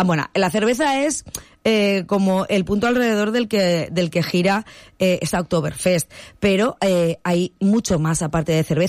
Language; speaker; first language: Spanish; native; Spanish